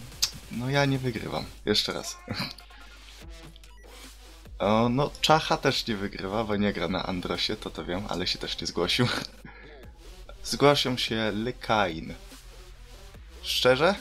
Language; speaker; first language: Polish; native; Polish